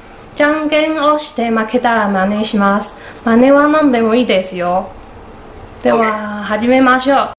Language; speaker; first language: Japanese; non-native, learner; Chinese